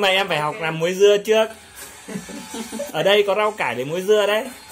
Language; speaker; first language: Vietnamese; native; Vietnamese